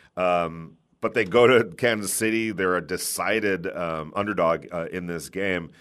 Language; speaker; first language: English; native; English